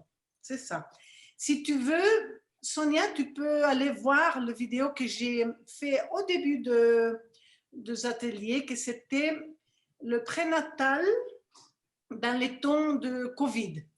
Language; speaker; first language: French; non-native, fluent; Spanish